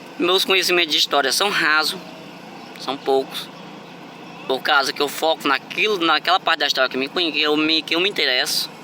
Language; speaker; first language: Portuguese; native; Portuguese